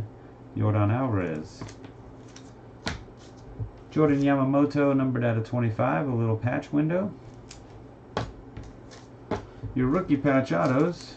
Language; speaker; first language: English; native; English